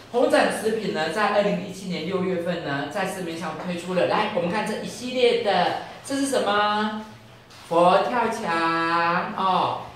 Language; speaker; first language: Chinese; native; Chinese